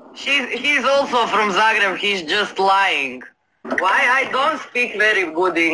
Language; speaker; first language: English; non-native, learner; Croatian